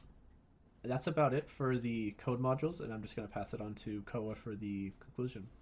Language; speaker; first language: English; native; English